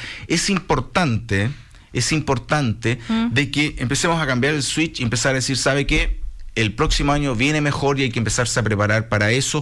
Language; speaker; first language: Spanish; native; Spanish